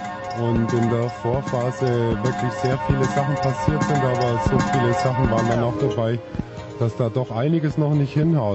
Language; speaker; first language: German; native; German